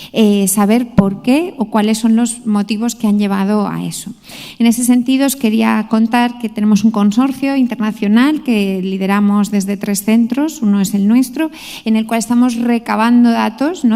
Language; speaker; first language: Spanish; native; Spanish